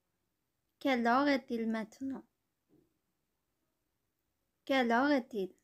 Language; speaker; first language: French; non-native, learner; Bangla